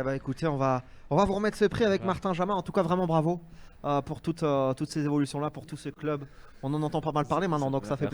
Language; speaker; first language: French; native; French